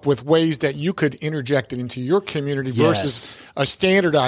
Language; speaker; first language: English; early bilingual, other home language; Italian